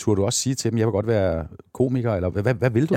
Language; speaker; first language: Danish; native; Danish